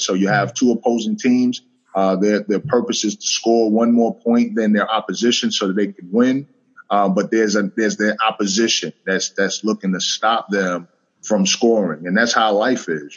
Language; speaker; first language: English; native; English